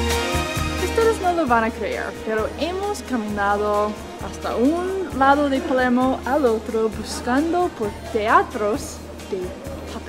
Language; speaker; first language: Spanish; non-native, fluent; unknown